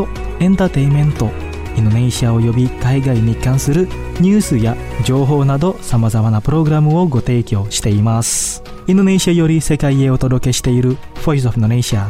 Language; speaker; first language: Japanese; non-native, fluent; Indonesian